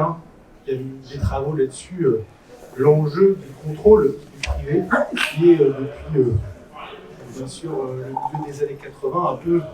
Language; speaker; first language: French; native; French